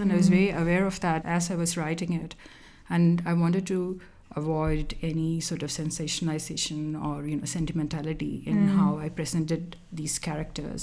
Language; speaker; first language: English; non-native, local second language; Malayalam